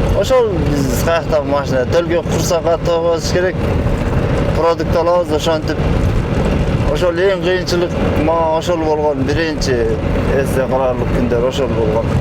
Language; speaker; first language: Kyrgyz; native; Kyrgyz